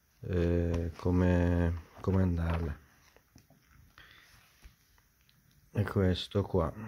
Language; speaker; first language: Italian; non-native, fluent; Persian